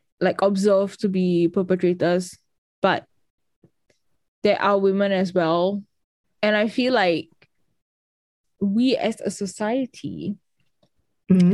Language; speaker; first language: English; native; English